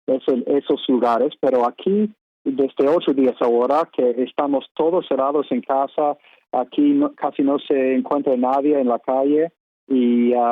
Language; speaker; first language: Spanish; non-native, fluent; Italian